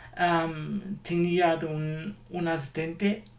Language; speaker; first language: Spanish; non-native, learner; German